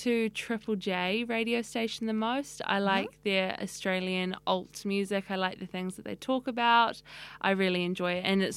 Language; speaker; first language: English; native; English